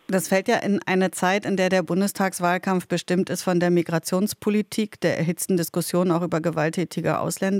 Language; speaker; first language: German; native; German